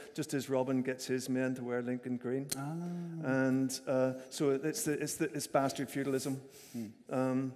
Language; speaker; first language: English; native; English